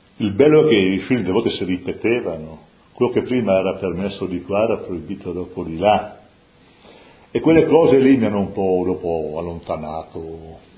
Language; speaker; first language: Italian; non-native, local second language; Friulian